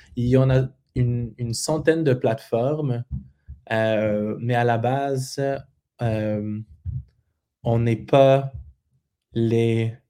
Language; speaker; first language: French; native; French